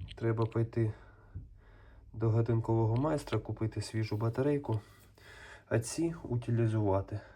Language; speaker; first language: Ukrainian; native; Ukrainian